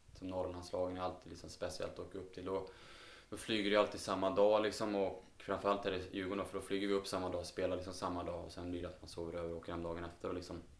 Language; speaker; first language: Swedish; native; Swedish